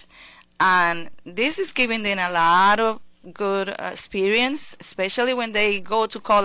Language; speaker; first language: English; non-native, fluent; Spanish